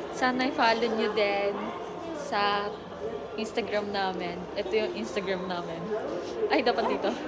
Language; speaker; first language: Filipino; early bilingual, heritage; Japanese